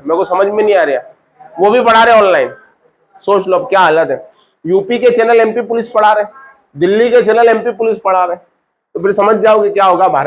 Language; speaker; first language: Hindi; native; Hindi